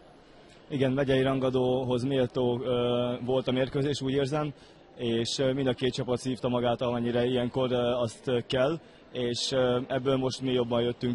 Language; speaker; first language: Hungarian; native; Hungarian